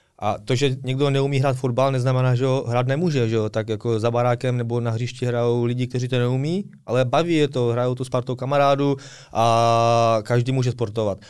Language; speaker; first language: Czech; early bilingual, other home language; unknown